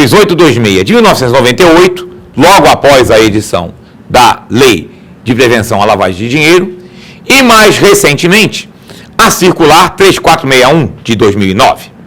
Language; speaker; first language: Portuguese; native; Portuguese